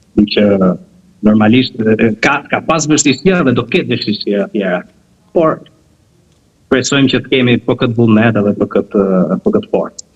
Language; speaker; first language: Albanian; native; Albanian